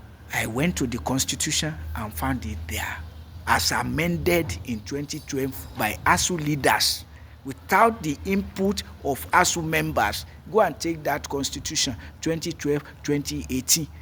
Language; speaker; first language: English; non-native, local second language; Yoruba